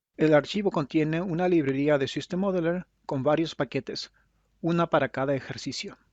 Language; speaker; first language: Spanish; non-native, fluent; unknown